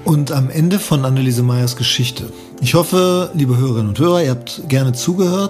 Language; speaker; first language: German; native; German